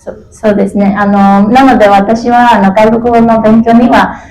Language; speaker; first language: Japanese; non-native, fluent; Chinese